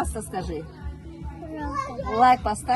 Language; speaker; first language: Russian; non-native, learner; Tajik